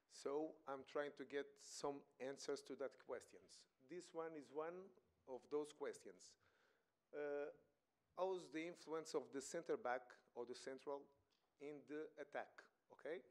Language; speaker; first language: English; non-native, fluent; Portuguese